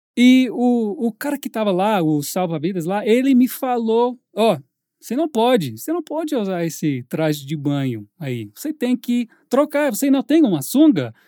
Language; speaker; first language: Portuguese; non-native, fluent; English